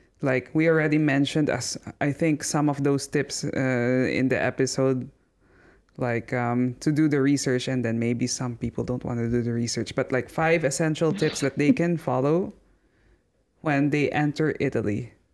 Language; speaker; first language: English; non-native, local second language; Filipino